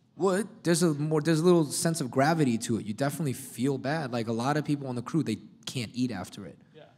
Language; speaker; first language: English; native; English